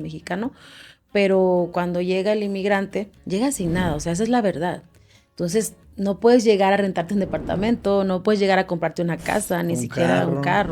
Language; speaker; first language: Spanish; native; Spanish